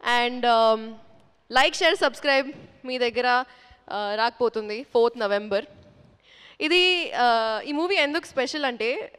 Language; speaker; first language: Telugu; non-native, fluent; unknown